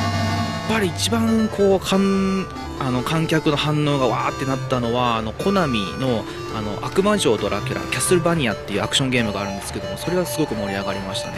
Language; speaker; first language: Japanese; native; Japanese